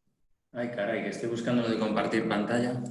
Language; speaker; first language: Spanish; native; Spanish